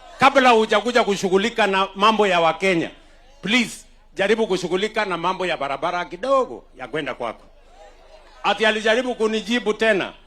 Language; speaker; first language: Swahili; non-native, local second language; Kalenjin